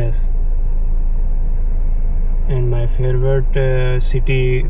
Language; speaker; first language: English; non-native, learner; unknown